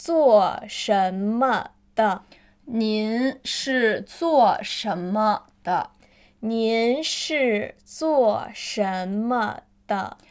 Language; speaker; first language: Chinese; non-native, learner; Spanish